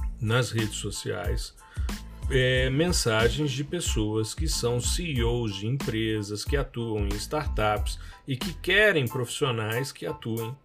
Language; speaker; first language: Portuguese; native; Portuguese